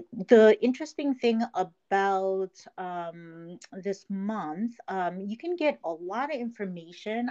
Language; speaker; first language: English; early bilingual, other home language; Korean